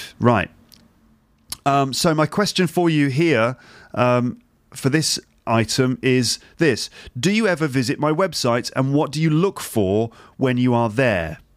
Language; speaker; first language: English; native; English